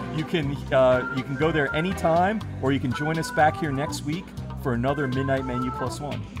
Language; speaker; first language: English; early bilingual, other home language; Spanish